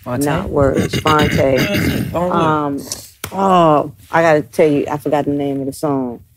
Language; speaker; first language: English; native; English